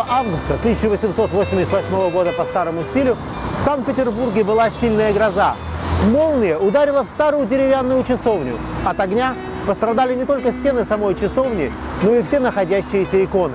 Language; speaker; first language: Russian; native; Russian